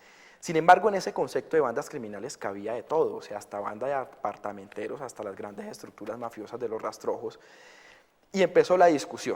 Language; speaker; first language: Spanish; native; Spanish